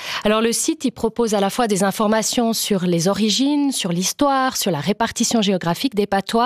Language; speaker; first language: French; native; French